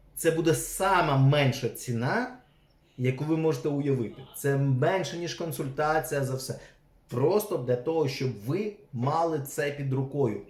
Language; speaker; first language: Ukrainian; non-native, local second language; Russian